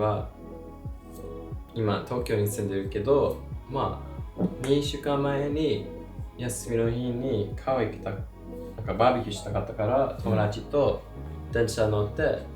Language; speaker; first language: Japanese; non-native, learner; English